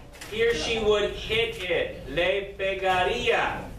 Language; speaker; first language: English; native; English